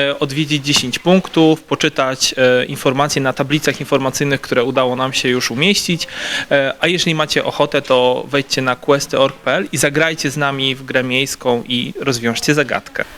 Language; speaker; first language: Polish; native; Polish